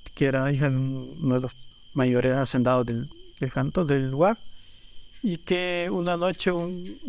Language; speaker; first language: Spanish; native; Spanish